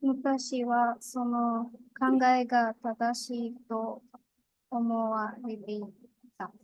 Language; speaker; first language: Japanese; non-native, learner; Bangla